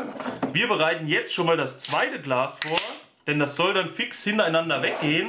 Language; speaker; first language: German; native; German